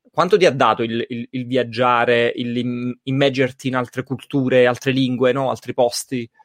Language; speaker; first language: Italian; native; Italian